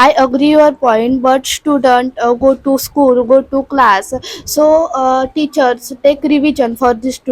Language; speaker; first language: English; non-native, learner; Marathi